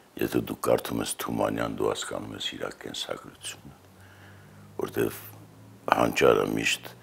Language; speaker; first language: Armenian; native; Armenian